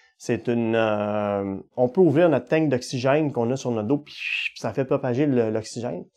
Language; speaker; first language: French; native; French